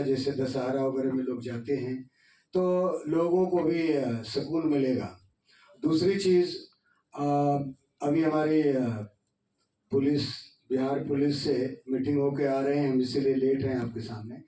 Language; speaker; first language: Hindi; native; Hindi